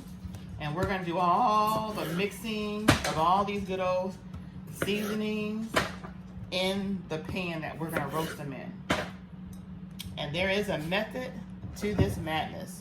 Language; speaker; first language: English; native; English